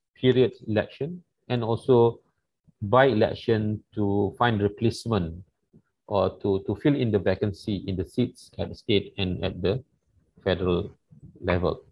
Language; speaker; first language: English; non-native, local second language; Malay